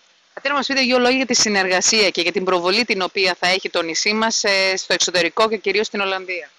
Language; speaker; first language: Greek; native; Greek